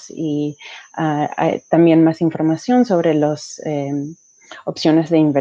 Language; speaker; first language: Spanish; early bilingual, heritage; Spanish